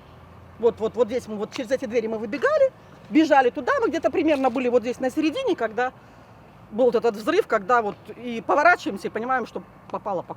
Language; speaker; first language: Russian; native; Russian